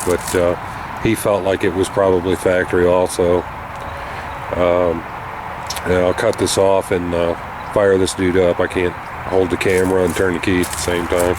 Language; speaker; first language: English; native; English